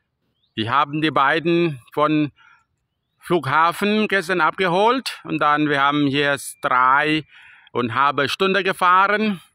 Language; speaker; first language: German; non-native, learner; Thai